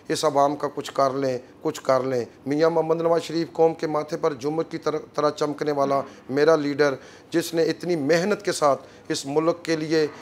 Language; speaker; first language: Urdu; non-native, local second language; Punjabi